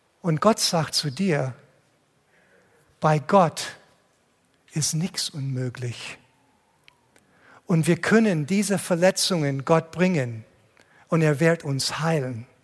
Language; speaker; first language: German; non-native, fluent; English